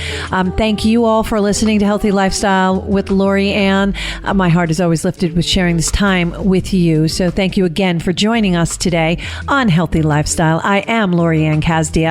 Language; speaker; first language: English; native; English